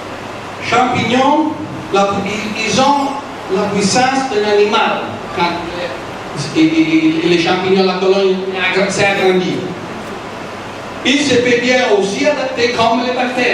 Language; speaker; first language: French; non-native, fluent; Italian